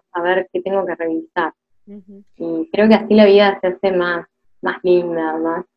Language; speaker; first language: Spanish; native; Spanish